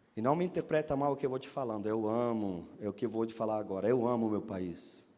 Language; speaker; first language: Portuguese; non-native, fluent; German